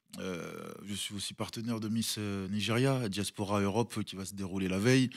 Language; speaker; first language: French; early bilingual, other home language; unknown